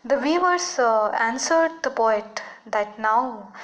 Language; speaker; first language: English; non-native, local second language; Marathi